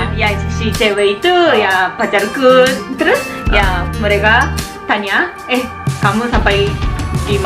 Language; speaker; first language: Indonesian; non-native, learner; Japanese